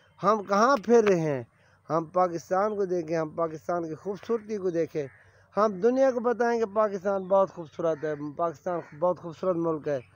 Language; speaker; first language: Urdu; non-native, local second language; Saraiki